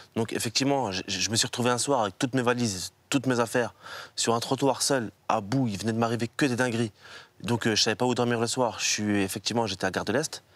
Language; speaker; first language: French; native; French